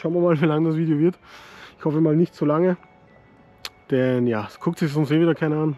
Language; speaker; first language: German; native; German